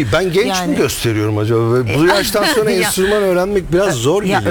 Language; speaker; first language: Turkish; native; Turkish